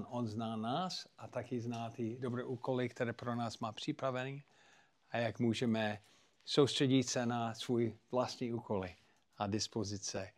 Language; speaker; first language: Czech; non-native, fluent; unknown